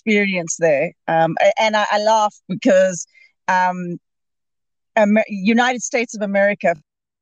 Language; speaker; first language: English; native; English